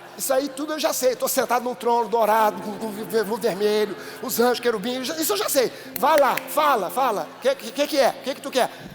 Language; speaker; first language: Portuguese; native; Portuguese